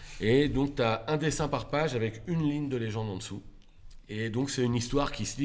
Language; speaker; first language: French; native; French